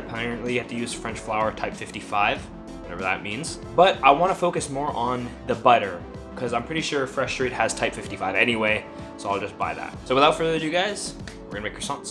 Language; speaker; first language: English; native; English